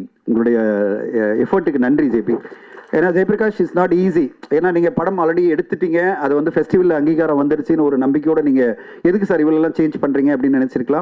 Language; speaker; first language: Tamil; native; Tamil